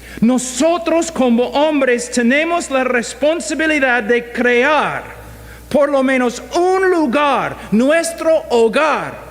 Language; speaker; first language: Spanish; non-native, fluent; English